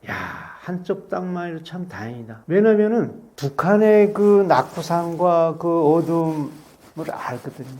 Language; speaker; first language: Korean; native; Korean